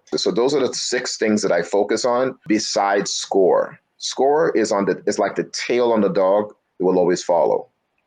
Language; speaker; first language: English; native; English